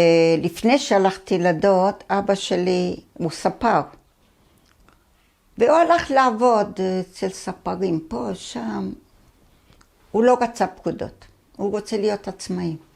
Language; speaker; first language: Hebrew; early bilingual, other home language; Arabic